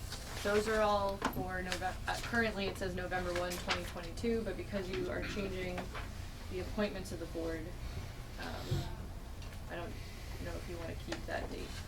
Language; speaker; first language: English; native; English